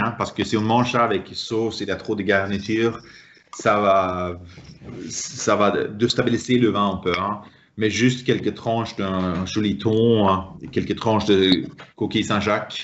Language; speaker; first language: French; non-native, fluent; Swedish